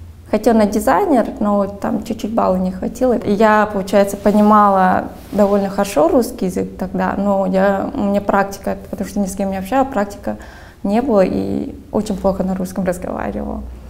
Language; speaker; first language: Russian; non-native, fluent; Vietnamese